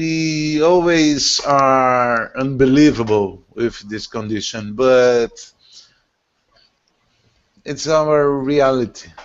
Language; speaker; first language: English; non-native, learner; Portuguese